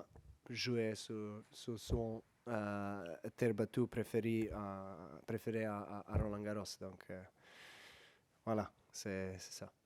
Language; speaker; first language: French; non-native, learner; Serbian